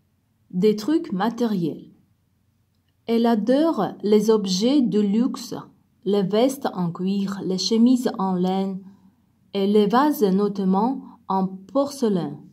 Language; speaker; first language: French; non-native, fluent; Uzbek